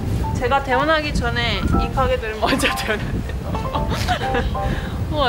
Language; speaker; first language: Korean; non-native, fluent; Italian